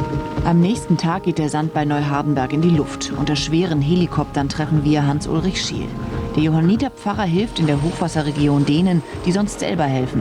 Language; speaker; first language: German; native; German